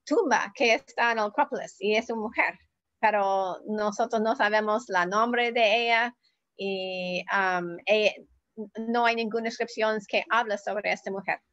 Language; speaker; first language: Spanish; non-native, learner; English